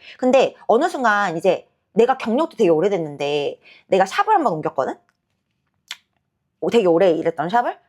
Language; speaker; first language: Korean; native; Korean